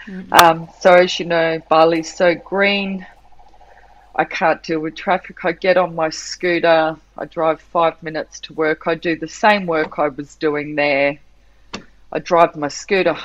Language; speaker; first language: English; native; English